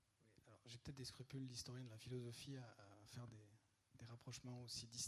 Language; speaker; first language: French; native; French